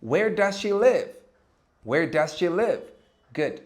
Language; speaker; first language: English; non-native, local second language; Amharic